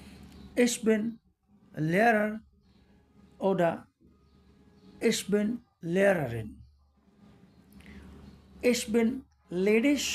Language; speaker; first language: German; non-native, learner; Bangla